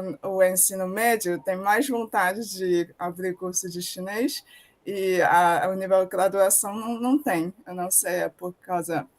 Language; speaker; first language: Portuguese; non-native, fluent; Chinese